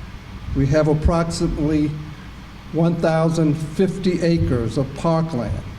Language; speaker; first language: English; native; English